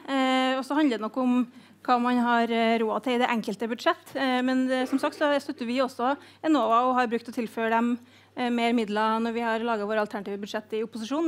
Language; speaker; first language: Norwegian; native; Norwegian